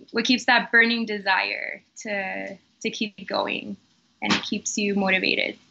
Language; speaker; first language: English; early bilingual, other home language; Spanish